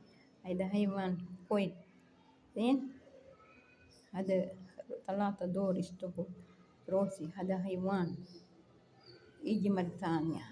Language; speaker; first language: Arabic; non-native, learner; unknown